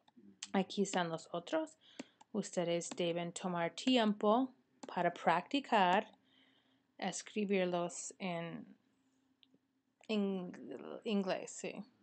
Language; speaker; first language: Spanish; non-native, fluent; English